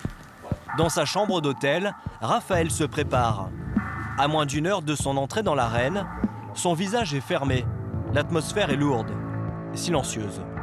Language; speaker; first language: French; native; French